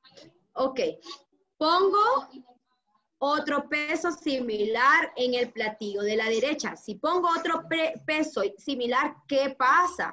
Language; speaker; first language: Spanish; native; Spanish